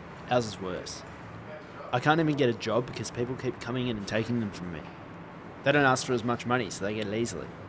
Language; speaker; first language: English; native; English